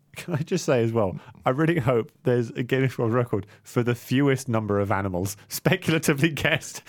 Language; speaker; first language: English; native; English